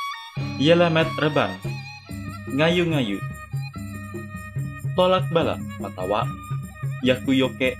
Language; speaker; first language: Japanese; non-native, fluent; Indonesian